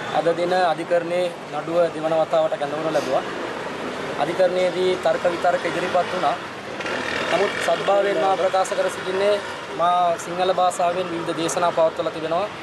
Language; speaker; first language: Sinhala; non-native, local second language; Tamil